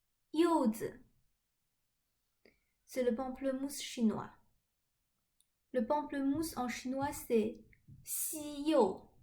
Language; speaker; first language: French; non-native, fluent; Chinese